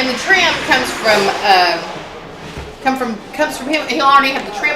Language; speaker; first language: English; native; English